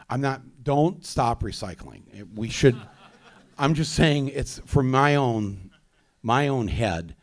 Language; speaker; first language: English; native; English